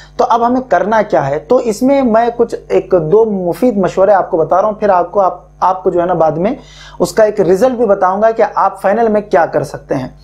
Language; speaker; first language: Urdu; native; Urdu